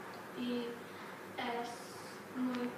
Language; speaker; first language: Spanish; non-native, learner; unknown